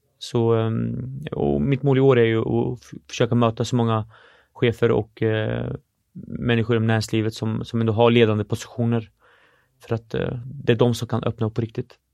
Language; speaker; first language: Swedish; early bilingual, other home language; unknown